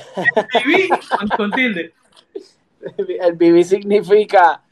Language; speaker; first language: Spanish; native; Spanish